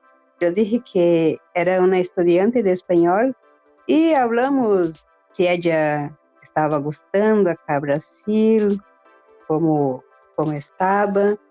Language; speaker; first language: Spanish; non-native, learner; Portuguese